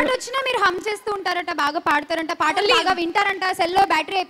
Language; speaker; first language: Telugu; native; Telugu